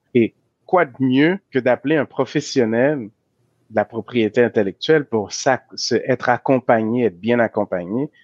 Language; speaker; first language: French; early bilingual, other home language; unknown